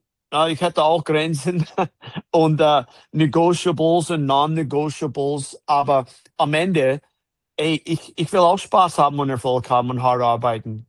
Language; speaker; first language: German; non-native, fluent; English